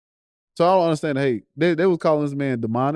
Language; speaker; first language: English; native; English